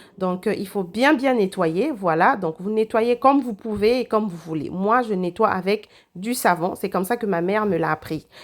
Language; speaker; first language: French; non-native, local second language; Lingala